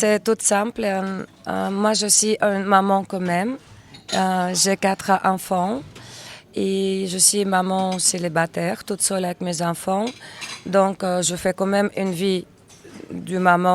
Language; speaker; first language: French; non-native, learner; Russian